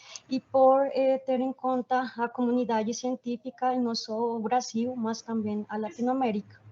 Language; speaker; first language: Portuguese; non-native, fluent; Spanish